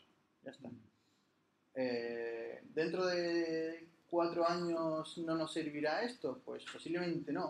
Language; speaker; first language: Spanish; native; Spanish